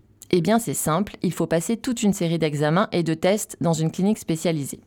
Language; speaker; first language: French; native; French